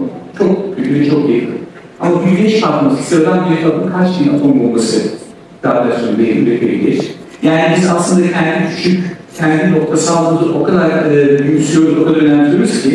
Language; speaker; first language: Turkish; native; Turkish